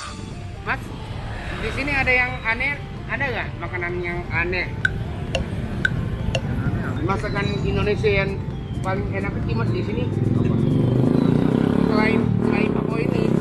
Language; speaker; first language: Indonesian; non-native, learner; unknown